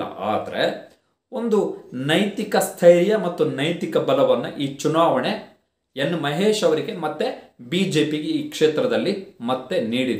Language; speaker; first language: Kannada; native; Kannada